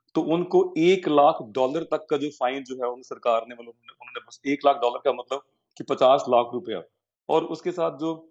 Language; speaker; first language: Hindi; native; Hindi